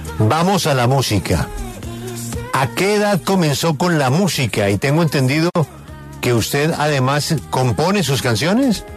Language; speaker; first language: Spanish; native; Spanish